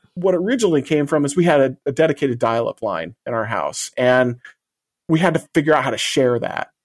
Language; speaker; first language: English; native; English